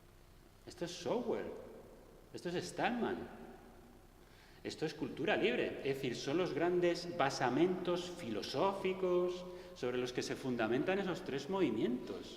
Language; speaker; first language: Spanish; native; Spanish